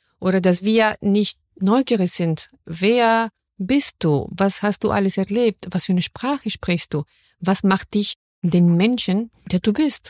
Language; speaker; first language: German; non-native, fluent; Spanish